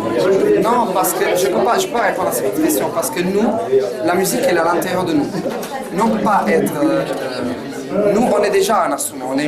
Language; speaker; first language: French; non-native, fluent; Italian